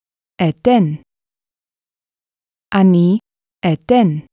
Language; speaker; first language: Hebrew; non-native, fluent; English